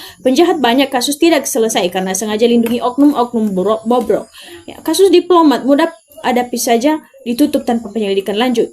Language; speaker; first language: Indonesian; native; Indonesian